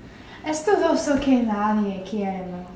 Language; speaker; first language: Spanish; non-native, learner; English